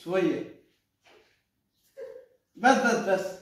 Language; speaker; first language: Arabic; non-native, learner; Hindi